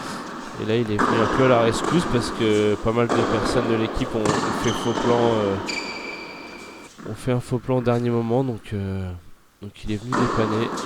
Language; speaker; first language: French; native; French